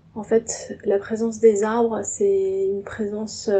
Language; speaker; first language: French; native; French